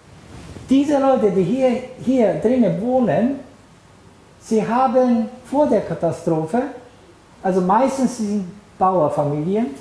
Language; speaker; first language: German; non-native, fluent; Japanese